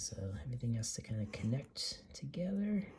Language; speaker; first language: English; native; English